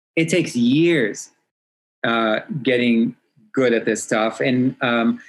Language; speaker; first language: English; early bilingual, other home language; Hebrew